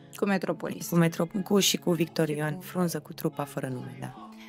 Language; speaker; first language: Romanian; native; Romanian